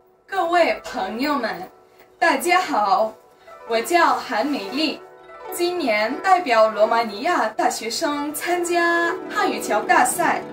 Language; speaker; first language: Chinese; non-native, fluent; Romanian